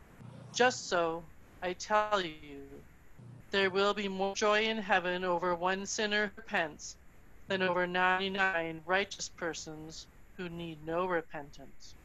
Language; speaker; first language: English; native; English